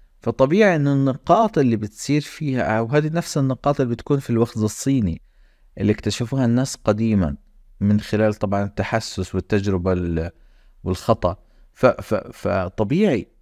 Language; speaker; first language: Arabic; native; Arabic